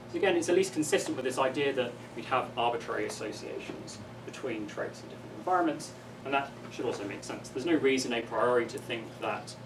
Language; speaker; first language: English; native; English